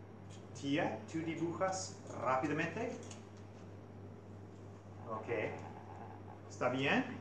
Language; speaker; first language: Spanish; non-native, fluent; English